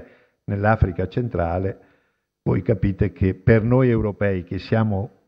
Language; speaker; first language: Italian; native; Italian